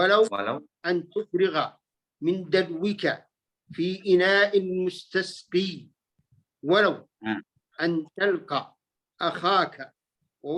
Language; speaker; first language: Arabic; native; Arabic